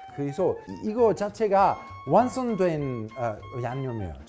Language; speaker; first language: Korean; non-native, fluent; Italian